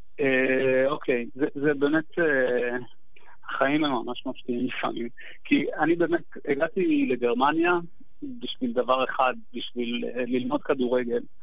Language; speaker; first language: Hebrew; native; Hebrew